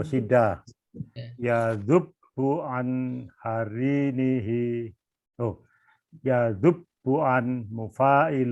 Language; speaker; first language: Arabic; non-native, learner; Indonesian